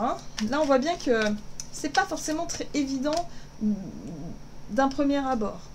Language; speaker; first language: French; native; French